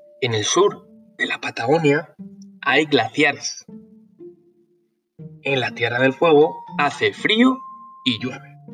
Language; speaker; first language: Spanish; non-native, learner; Norwegian